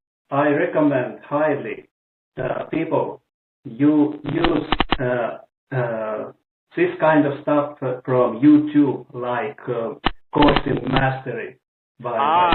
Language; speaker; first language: English; non-native, learner; Estonian